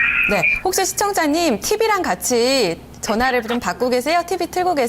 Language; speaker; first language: Korean; native; Korean